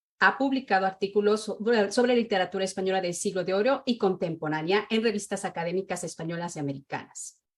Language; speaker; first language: Spanish; native; Spanish